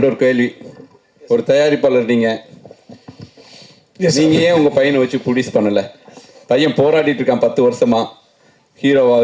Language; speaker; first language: Tamil; native; Tamil